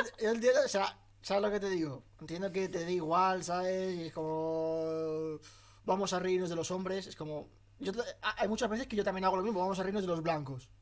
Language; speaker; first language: Spanish; early bilingual, other home language; Arabic